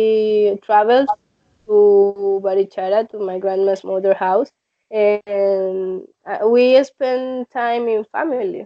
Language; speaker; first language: English; non-native, learner; Spanish